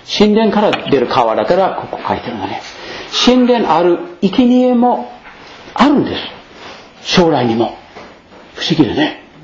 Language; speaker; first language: Japanese; non-native, fluent; English